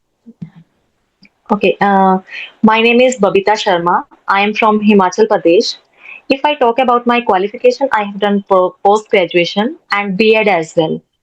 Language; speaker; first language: English; non-native, learner; Hindi